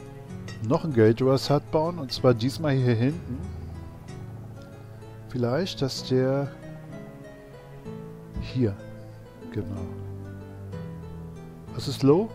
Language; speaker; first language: German; native; German